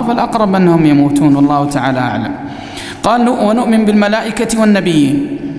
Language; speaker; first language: Arabic; native; Arabic